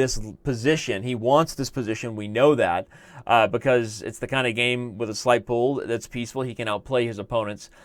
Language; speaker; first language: English; native; English